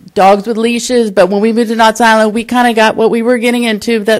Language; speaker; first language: English; native; English